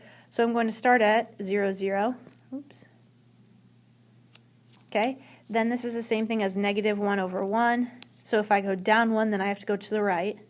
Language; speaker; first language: English; native; English